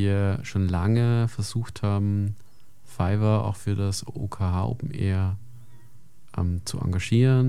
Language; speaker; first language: German; native; German